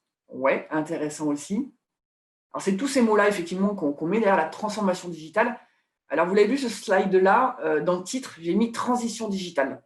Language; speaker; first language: French; native; French